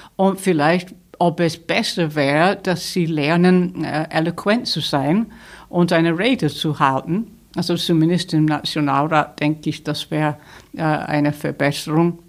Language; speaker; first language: German; non-native, fluent; English